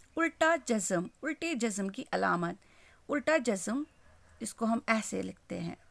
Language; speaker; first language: Urdu; non-native, local second language; Kashmiri